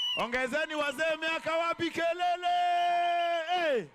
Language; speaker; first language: Swahili; non-native, local second language; Meru